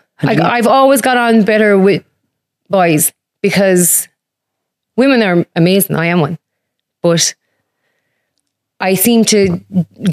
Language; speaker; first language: English; native; English